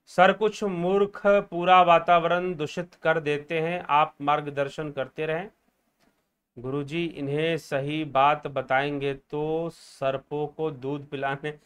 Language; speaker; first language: Hindi; native; Hindi